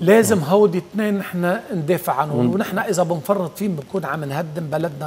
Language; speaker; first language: Arabic; native; Arabic